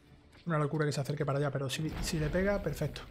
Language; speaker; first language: Spanish; native; Spanish